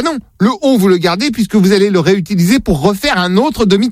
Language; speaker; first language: French; native; French